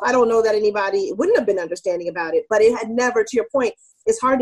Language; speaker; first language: English; native; English